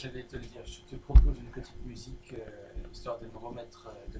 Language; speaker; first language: French; native; French